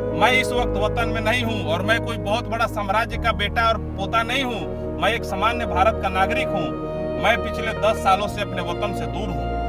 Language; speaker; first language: Hindi; native; Hindi